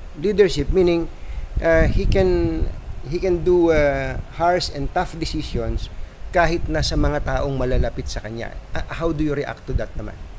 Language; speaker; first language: Filipino; native; Filipino